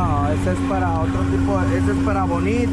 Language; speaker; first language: Spanish; native; Spanish